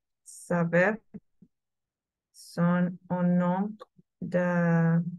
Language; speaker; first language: Spanish; native; Spanish